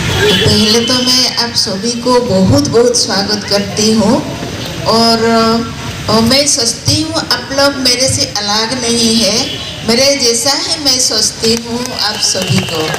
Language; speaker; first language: Hindi; non-native, local second language; Santali